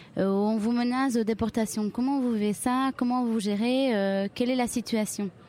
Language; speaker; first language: French; native; French